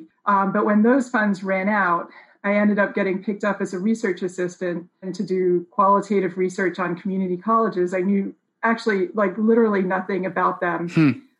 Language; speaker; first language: English; native; English